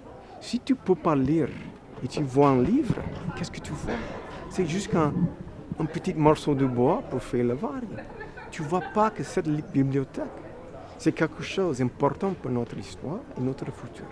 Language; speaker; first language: French; non-native, fluent; English